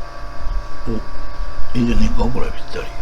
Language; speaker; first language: Japanese; native; Japanese